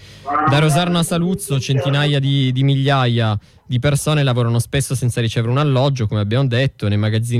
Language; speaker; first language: Italian; native; Italian